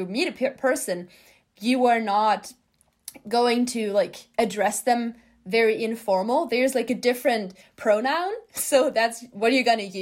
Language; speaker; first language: English; non-native, fluent; German